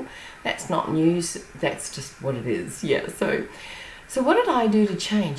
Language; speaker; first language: English; native; English